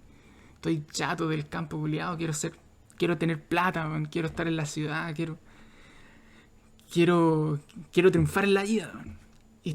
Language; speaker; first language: Spanish; native; Spanish